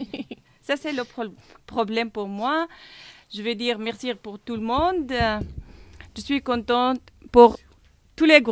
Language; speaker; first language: French; non-native, learner; Kurdish